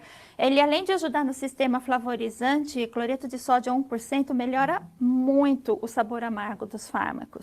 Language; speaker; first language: Portuguese; native; Portuguese